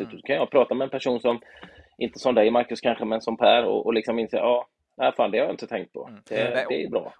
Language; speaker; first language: Swedish; native; Swedish